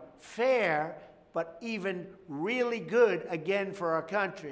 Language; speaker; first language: English; native; English